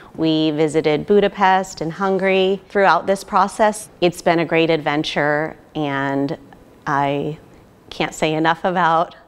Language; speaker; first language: English; native; English